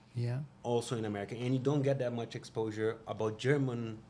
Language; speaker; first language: English; non-native, fluent; Portuguese